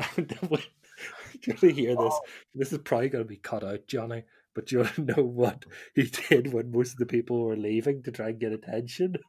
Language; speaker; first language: English; native; English